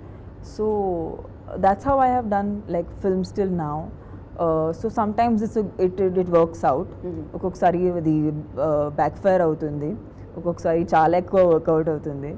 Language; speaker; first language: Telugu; non-native, fluent; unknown